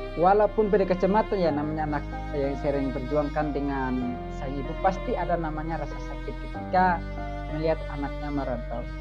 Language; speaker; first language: Indonesian; non-native, local second language; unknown